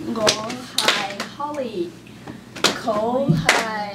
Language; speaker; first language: Cantonese; non-native, learner; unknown